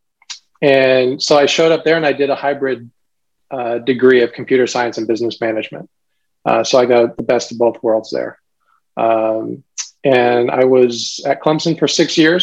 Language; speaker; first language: English; native; English